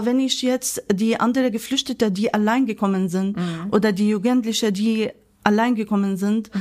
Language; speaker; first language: German; non-native, fluent; Arabic